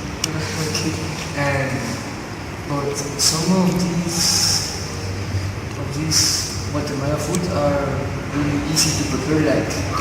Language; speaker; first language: English; non-native, learner; Spanish